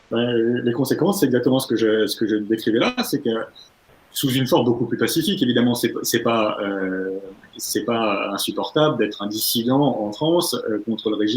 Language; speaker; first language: French; native; French